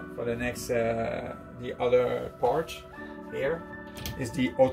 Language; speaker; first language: English; non-native, learner; French